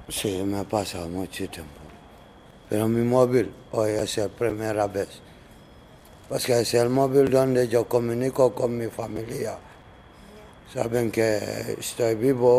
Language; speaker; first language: Spanish; non-native, learner; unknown